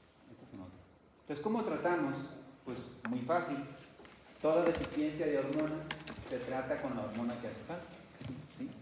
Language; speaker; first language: Spanish; native; Spanish